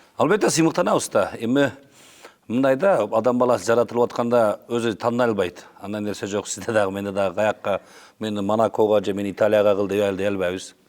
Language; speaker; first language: Kyrgyz; non-native, local second language; Uzbek